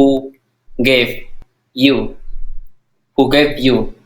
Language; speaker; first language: English; non-native, fluent; Hmong